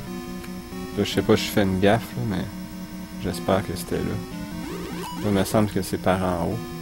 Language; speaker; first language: French; native; French